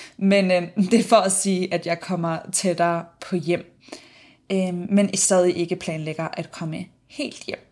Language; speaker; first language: Danish; native; Danish